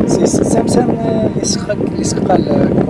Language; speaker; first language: French; non-native, learner; Arabic